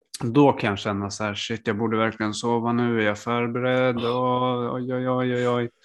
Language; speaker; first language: Swedish; native; Swedish